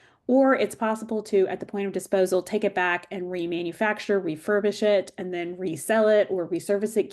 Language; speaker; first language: English; native; English